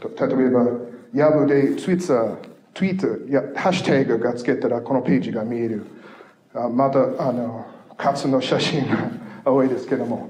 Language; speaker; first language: Japanese; non-native, fluent; English